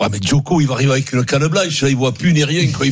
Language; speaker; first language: French; native; French